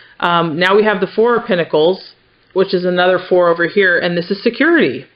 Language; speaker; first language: English; native; English